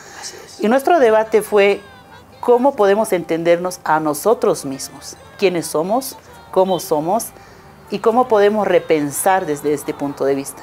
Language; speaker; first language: Spanish; non-native, local second language; Aymara